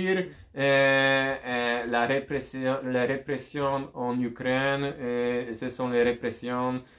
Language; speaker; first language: French; non-native, learner; Polish